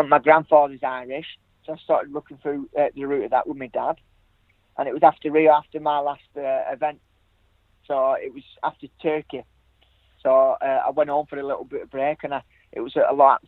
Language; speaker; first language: English; native; English